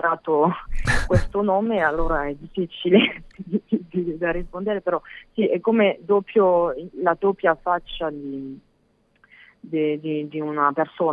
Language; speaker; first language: Italian; non-native, learner; French